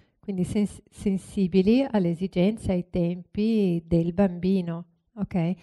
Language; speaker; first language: Italian; native; Italian